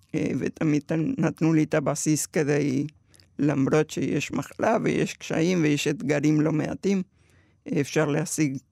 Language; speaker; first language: Hebrew; early bilingual, other home language; Spanish